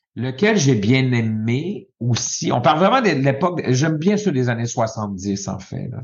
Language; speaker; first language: French; native; French